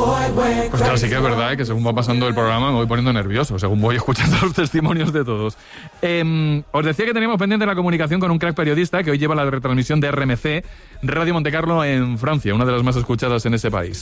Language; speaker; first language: Spanish; native; Spanish